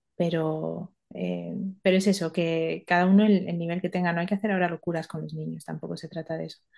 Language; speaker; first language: Spanish; early bilingual, other home language; Romanian